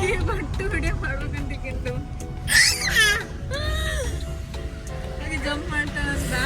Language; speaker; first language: Kannada; native; Kannada